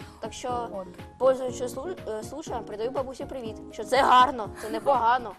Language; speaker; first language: Ukrainian; non-native, local second language; Russian